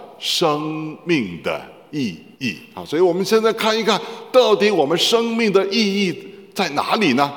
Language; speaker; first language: Chinese; native; Chinese